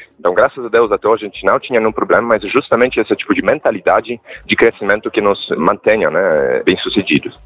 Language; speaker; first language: Portuguese; non-native, fluent; Polish